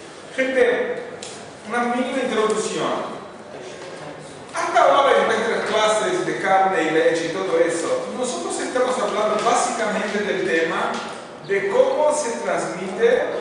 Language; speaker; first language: Spanish; non-native, fluent; Portuguese